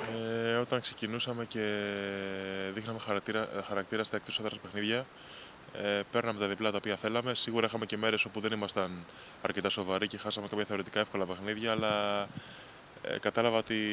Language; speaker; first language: Greek; native; Greek